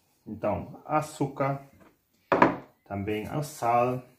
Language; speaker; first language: Portuguese; non-native, fluent; German